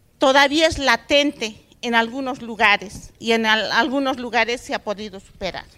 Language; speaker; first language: Spanish; non-native, local second language; Aymara